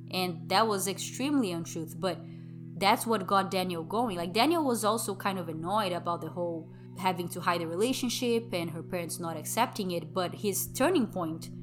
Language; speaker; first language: English; non-native, fluent; Portuguese